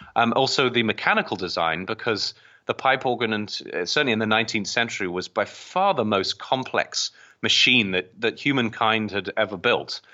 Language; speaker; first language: English; native; English